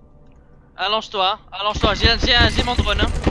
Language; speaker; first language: French; native; French